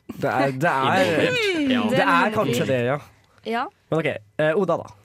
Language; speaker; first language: Norwegian; native; Norwegian